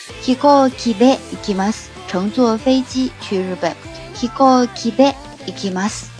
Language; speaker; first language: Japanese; non-native, fluent; Chinese